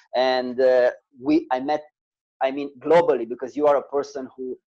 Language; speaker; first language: English; non-native, learner; Romanian